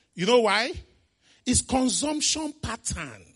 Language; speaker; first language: English; non-native, local second language; Igbo